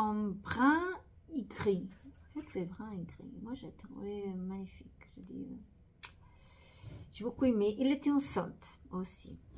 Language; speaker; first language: French; non-native, fluent; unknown